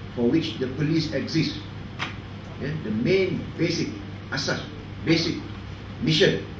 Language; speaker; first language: English; non-native, local second language; Malay